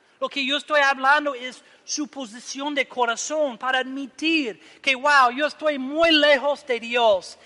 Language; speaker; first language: Spanish; non-native, learner; English